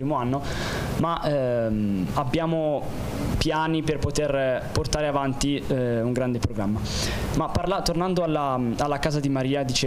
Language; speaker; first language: Italian; native; Italian